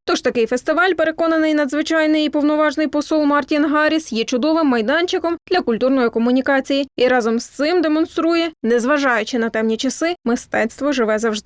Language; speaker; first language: Ukrainian; native; Ukrainian